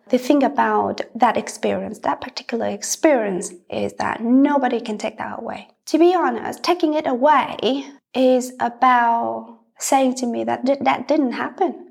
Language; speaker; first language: English; non-native, fluent; Vietnamese